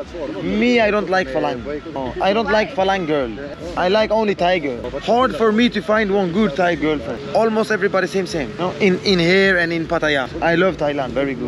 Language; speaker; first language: English; non-native, learner; Portuguese